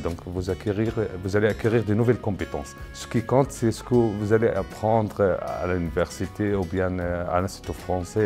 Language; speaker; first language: French; non-native, fluent; Arabic